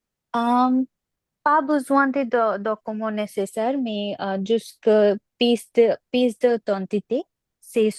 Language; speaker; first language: French; non-native, learner; Punjabi